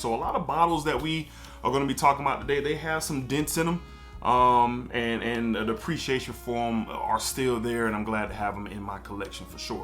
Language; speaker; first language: English; native; English